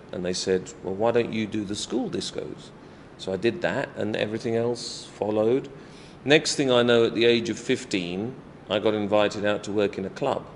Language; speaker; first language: English; native; English